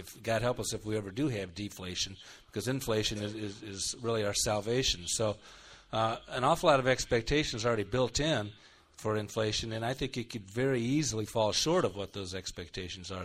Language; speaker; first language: English; native; English